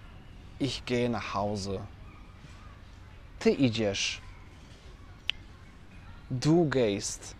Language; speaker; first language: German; non-native, fluent; Polish